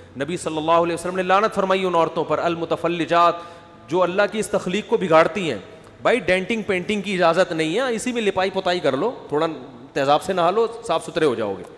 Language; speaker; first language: Urdu; native; Urdu